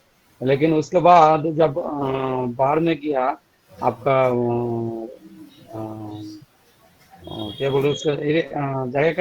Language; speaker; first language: Hindi; non-native, local second language; Bangla